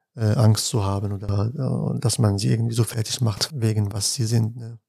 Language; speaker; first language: German; non-native, fluent; Arabic